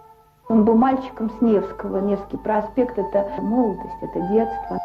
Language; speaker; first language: Russian; native; Russian